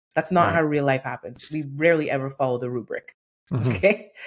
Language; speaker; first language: English; native; English